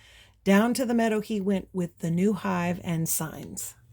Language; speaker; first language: English; native; English